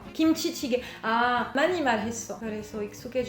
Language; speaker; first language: Korean; non-native, learner; French